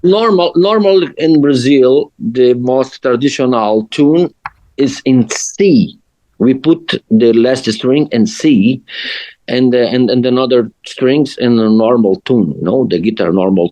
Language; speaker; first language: English; non-native, learner; Portuguese